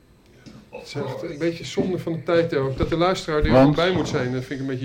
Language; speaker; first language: Dutch; native; Dutch